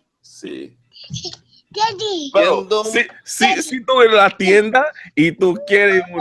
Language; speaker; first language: Spanish; non-native, learner; English